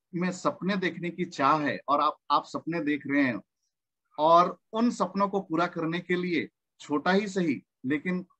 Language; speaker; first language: Hindi; native; Hindi